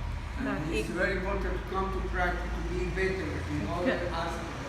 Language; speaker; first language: English; non-native, fluent; Spanish